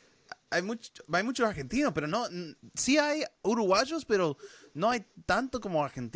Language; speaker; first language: Spanish; early bilingual, heritage; Spanish